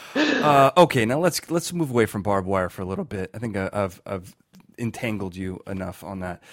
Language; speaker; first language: English; native; English